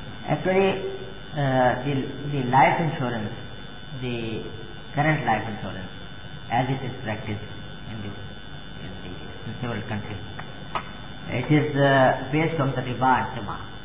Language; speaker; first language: English; non-native, local second language; Urdu